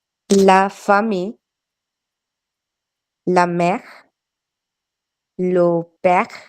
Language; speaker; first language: French; non-native, learner; Bangla